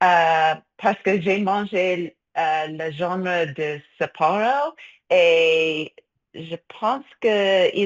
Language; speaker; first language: French; non-native, fluent; English